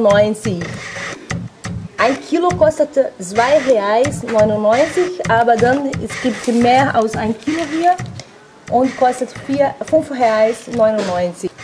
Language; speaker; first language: German; non-native, learner; Portuguese